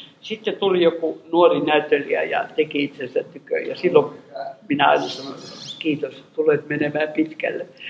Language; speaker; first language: Finnish; non-native, local second language; Swedish